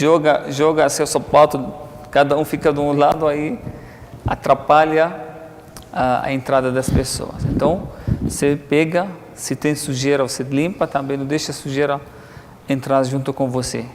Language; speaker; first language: Portuguese; non-native, fluent; Arabic